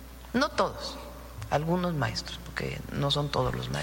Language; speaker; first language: Spanish; native; Spanish